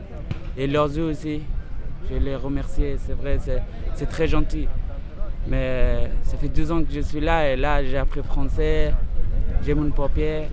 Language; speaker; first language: French; non-native, fluent; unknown